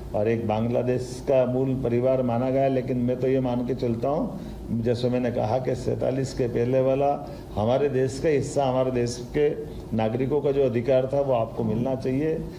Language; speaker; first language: Hindi; native; Hindi